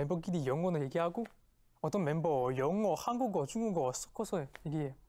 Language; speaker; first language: Korean; non-native, fluent; Chinese